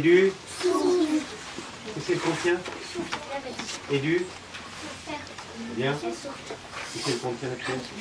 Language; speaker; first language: French; native; French